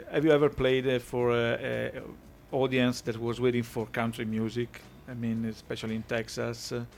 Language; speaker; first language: English; non-native, fluent; Italian